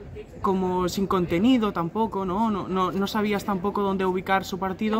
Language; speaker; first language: Spanish; native; Spanish